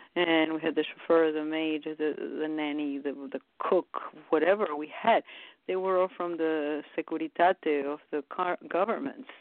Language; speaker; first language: English; early bilingual, other home language; Romanian